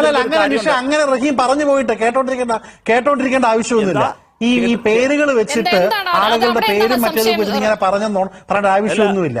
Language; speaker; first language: Malayalam; native; Malayalam